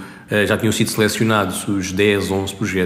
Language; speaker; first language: Portuguese; native; Portuguese